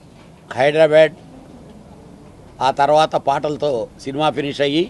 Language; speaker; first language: Telugu; native; Telugu